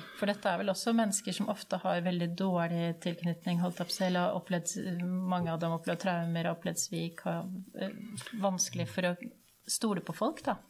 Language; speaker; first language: Norwegian; native; Norwegian